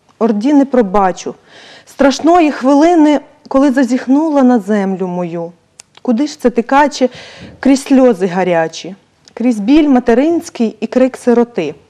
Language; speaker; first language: Ukrainian; native; Ukrainian